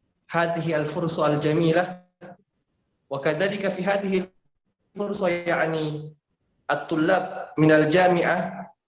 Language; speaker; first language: Arabic; non-native, learner; Indonesian